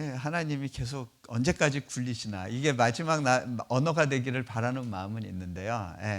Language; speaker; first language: Korean; native; Korean